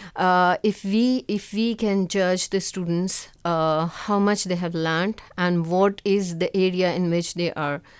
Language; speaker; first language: English; non-native, local second language; Urdu